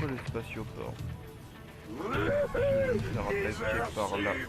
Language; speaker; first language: French; native; French